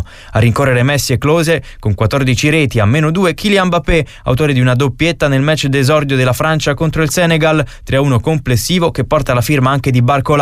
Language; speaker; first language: Italian; native; Italian